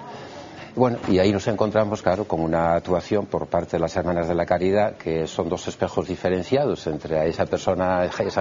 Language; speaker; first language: Spanish; native; Spanish